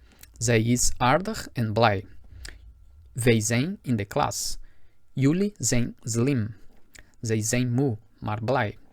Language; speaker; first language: Dutch; non-native, fluent; Portuguese